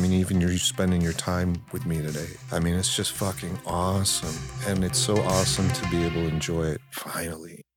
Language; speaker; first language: English; early bilingual, other home language; Spanish